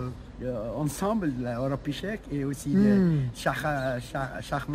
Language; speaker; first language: French; non-native, local second language; Arabic